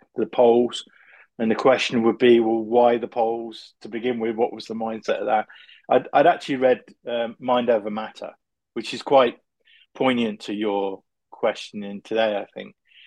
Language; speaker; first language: English; native; English